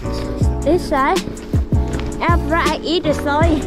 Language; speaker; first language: English; non-native, learner; Vietnamese